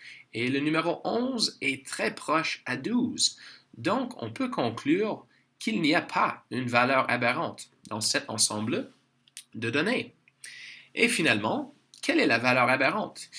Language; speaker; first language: French; non-native, local second language; English